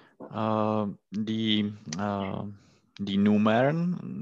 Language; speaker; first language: German; non-native, learner; Czech